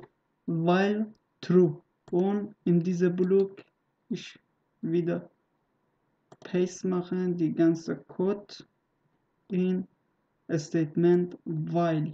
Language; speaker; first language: German; non-native, learner; Persian